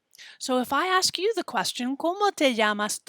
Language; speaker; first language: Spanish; non-native, fluent; English